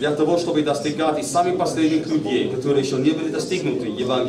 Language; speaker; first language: Russian; native; Russian